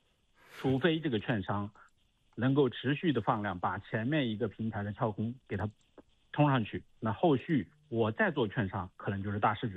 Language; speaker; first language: Chinese; native; Chinese